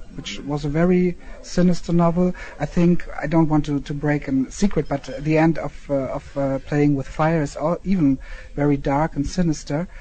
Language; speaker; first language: English; non-native, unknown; German